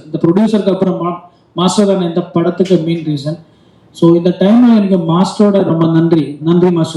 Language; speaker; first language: Tamil; non-native, learner; Malayalam